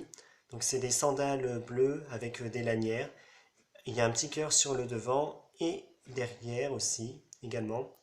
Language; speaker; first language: French; native; French